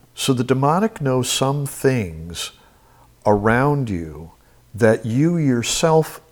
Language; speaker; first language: English; native; English